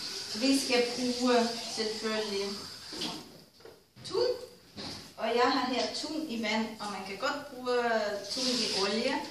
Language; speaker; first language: Danish; non-native, fluent; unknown